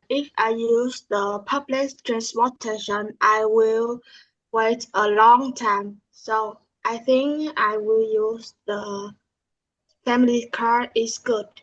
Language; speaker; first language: English; non-native, learner; Vietnamese